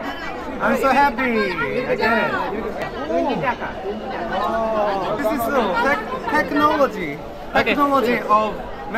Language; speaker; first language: English; non-native, learner; Korean